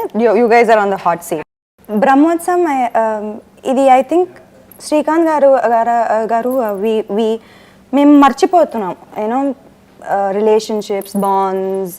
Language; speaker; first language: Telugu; non-native, fluent; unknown